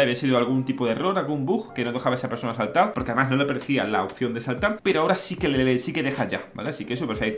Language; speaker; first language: Spanish; native; Spanish